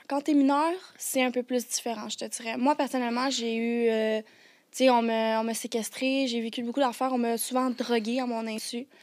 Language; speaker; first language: French; native; French